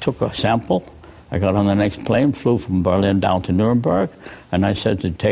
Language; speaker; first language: English; early bilingual, other home language; Yiddish